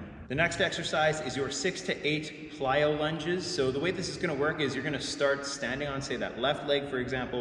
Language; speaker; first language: English; native; English